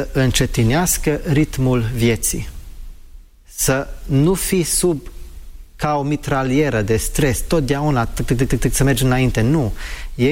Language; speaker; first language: Romanian; non-native, fluent; English